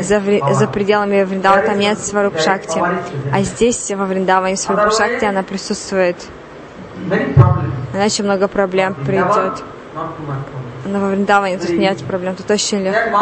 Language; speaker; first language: Russian; non-native, learner; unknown